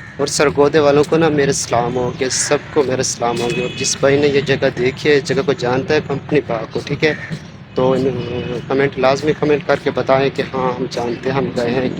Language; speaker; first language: Urdu; non-native, local second language; Saraiki